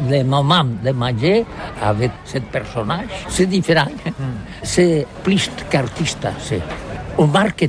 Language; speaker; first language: French; non-native, learner; Catalan